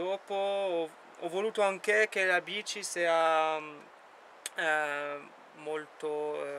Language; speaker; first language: Italian; non-native, fluent; French